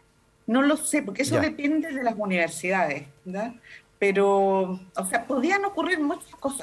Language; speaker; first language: Spanish; native; Spanish